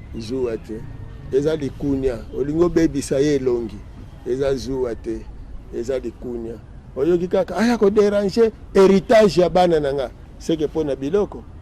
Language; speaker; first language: Lingala; non-native, local second language; Kongo